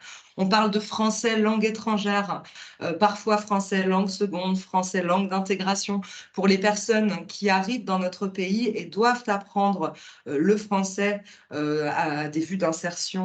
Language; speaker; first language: French; native; French